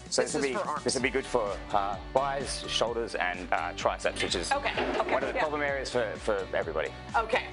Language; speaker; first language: English; native; English